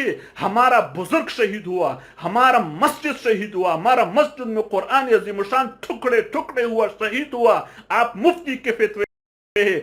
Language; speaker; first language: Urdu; non-native, fluent; Pashto